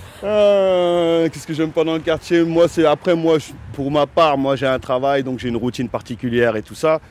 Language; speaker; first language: French; early bilingual, other home language; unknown